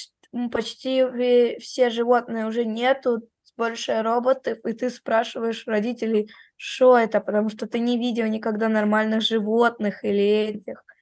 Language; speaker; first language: Russian; early bilingual, heritage; Russian